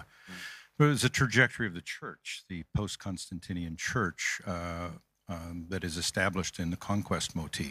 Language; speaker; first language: English; native; English